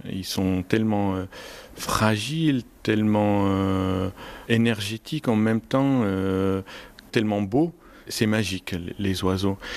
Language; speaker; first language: French; non-native, fluent; Arabic